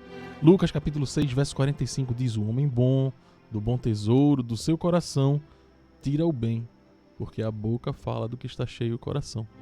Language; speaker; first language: Portuguese; native; Portuguese